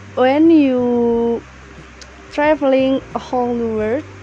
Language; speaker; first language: English; non-native, learner; Indonesian